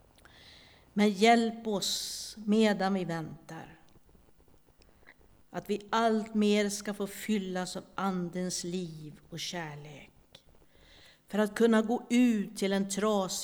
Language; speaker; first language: Swedish; native; Swedish